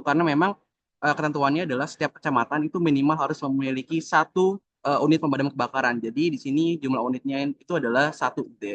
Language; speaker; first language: Indonesian; native; Indonesian